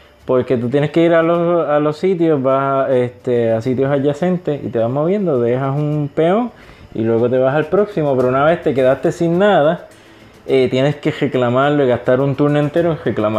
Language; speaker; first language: Spanish; native; Spanish